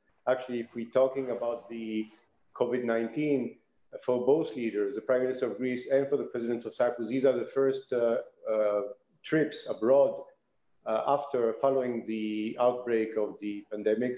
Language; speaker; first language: English; non-native, fluent; Hebrew